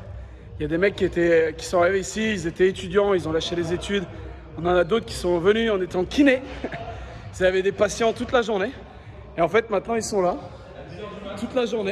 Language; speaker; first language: French; native; French